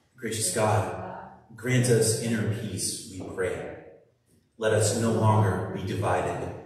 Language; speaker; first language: English; native; English